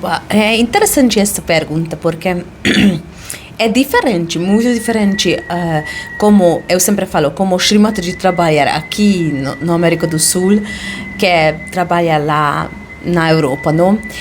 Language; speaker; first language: Portuguese; non-native, fluent; Hungarian